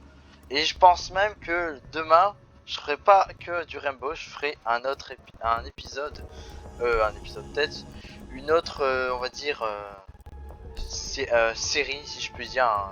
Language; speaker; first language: French; native; French